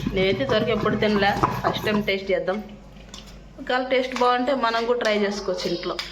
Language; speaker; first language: Telugu; native; Telugu